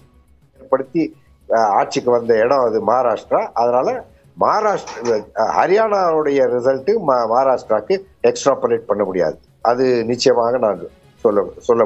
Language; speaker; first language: Tamil; native; Tamil